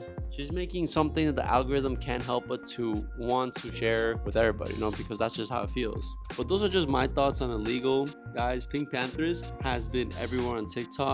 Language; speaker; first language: English; native; English